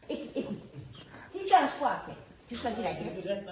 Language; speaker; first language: French; native; French